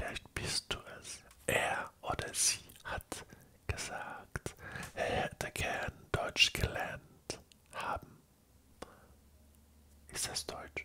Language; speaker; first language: German; non-native, learner; French